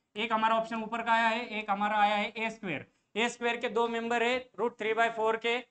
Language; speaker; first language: Hindi; non-native, local second language; Marathi